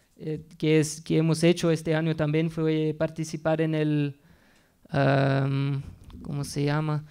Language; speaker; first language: Spanish; non-native, fluent; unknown